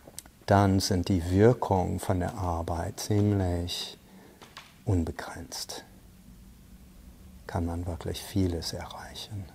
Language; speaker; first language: German; non-native, fluent; English